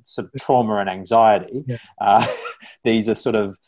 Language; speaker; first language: English; native; English